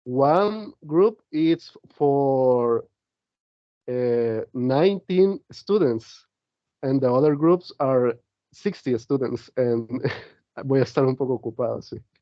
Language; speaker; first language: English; non-native, learner; Spanish